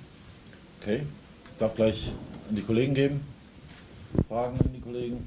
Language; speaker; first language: German; native; German